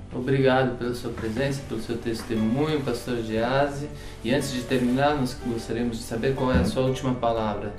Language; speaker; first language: Portuguese; native; Portuguese